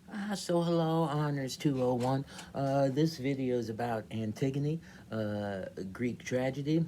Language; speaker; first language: English; native; English